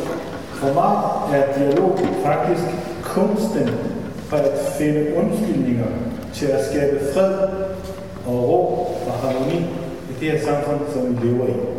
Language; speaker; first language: Danish; non-native, fluent; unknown